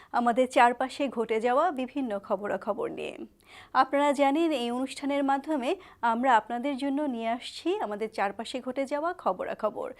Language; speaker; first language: Bangla; native; Bangla